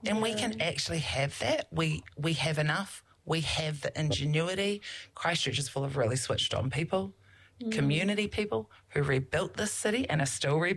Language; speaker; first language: English; native; English